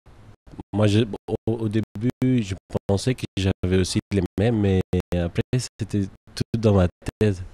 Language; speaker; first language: French; non-native, local second language; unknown